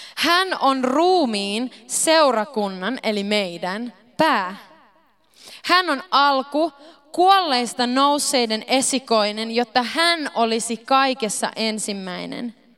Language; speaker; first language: Finnish; early bilingual, heritage; Finnish